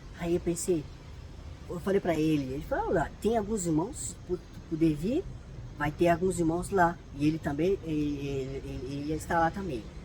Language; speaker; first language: Portuguese; non-native, fluent; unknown